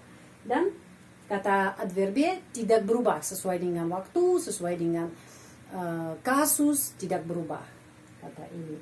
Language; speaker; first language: Indonesian; non-native, fluent; Russian